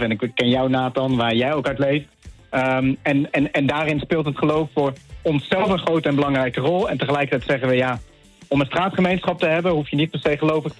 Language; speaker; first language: Dutch; native; Dutch